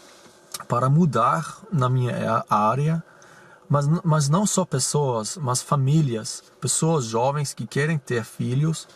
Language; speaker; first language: Portuguese; non-native, fluent; German